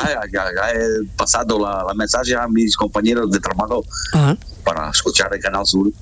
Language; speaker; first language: Spanish; non-native, learner; Portuguese